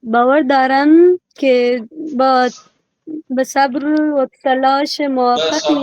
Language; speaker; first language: Persian; non-native, fluent; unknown